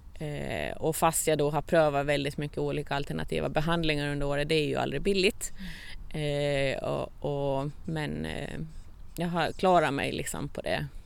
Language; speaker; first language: Swedish; native; Swedish